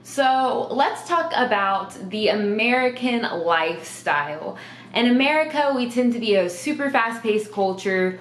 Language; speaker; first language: English; native; English